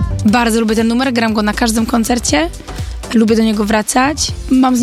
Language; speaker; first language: Polish; early bilingual, heritage; Polish